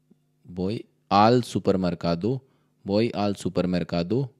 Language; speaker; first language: Spanish; non-native, learner; Hindi